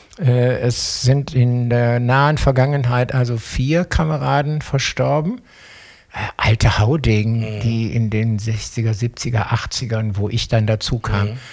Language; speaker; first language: German; native; German